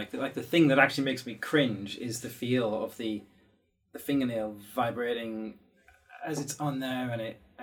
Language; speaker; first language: English; native; English